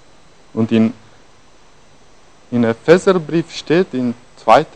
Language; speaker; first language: German; non-native, fluent; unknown